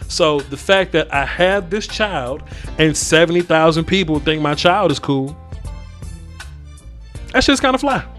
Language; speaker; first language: English; native; English